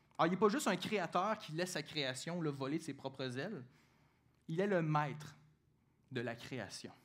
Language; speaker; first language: French; native; French